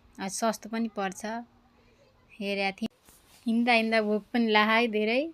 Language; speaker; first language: Nepali; native; Nepali